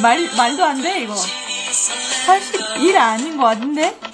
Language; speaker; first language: Korean; non-native, fluent; French